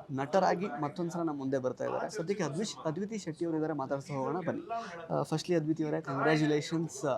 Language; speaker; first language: Kannada; native; Kannada